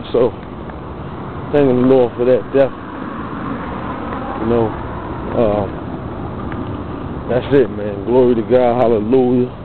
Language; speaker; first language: English; native; English